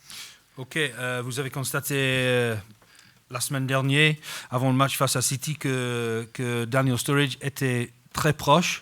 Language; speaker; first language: French; non-native, fluent; English